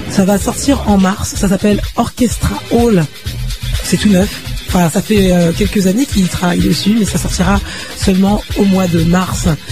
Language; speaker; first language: French; native; French